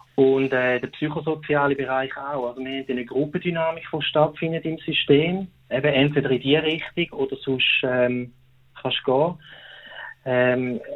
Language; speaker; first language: German; native; German